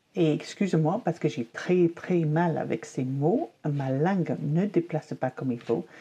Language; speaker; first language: French; non-native, learner; English